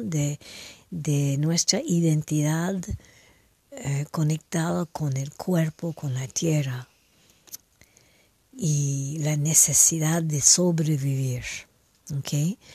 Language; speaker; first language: Spanish; non-native, fluent; French